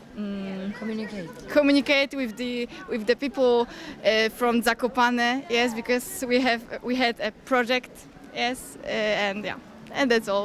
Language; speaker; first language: English; non-native, learner; Italian